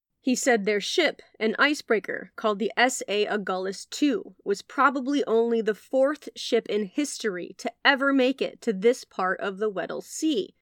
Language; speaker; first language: English; native; English